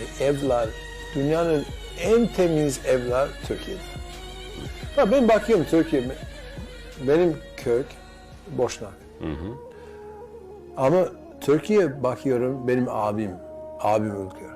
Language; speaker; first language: Turkish; non-native, learner; Bosnian